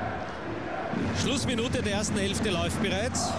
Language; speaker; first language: German; native; German